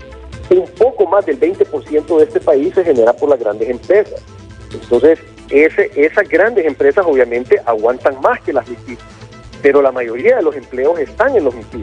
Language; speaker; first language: Spanish; native; Spanish